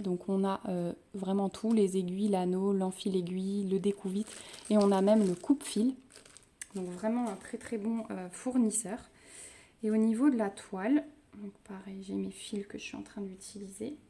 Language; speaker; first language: French; native; French